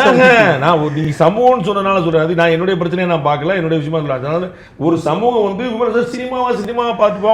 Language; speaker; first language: Tamil; native; Tamil